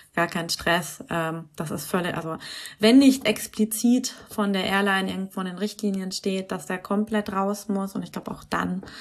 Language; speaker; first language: German; native; German